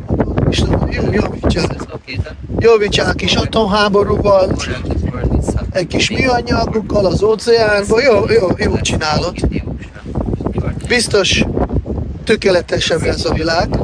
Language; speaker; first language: Hungarian; non-native, fluent; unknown